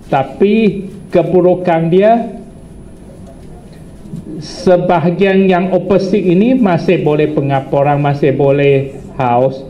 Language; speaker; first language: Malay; non-native, local second language; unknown